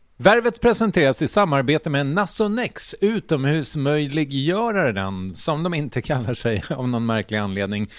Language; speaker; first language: Swedish; native; Swedish